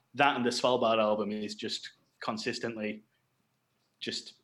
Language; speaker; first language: English; native; English